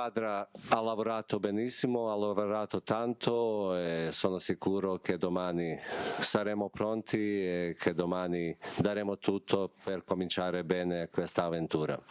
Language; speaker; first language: Italian; non-native, fluent; Bosnian